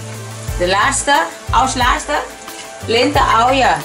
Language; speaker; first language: Dutch; non-native, learner; Thai